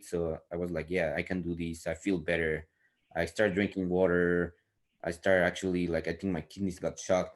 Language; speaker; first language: English; non-native, fluent; Spanish